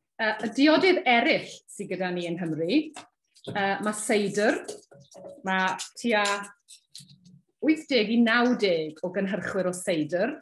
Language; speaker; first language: Welsh; native; Welsh